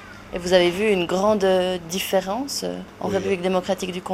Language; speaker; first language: French; native; French